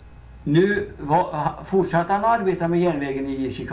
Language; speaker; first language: Swedish; native; Swedish